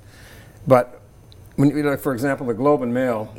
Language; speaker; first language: English; native; English